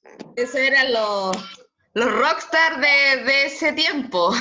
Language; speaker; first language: Spanish; native; Spanish